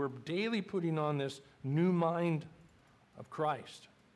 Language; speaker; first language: English; native; English